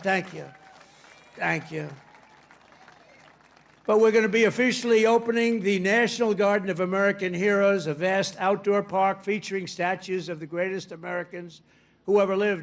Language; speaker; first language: English; native; English